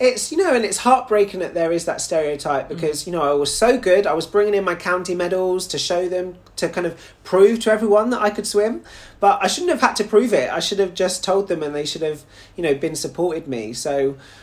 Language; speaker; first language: English; native; English